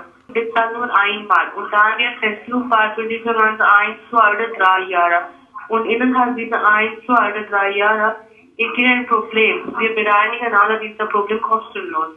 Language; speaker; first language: German; non-native, learner; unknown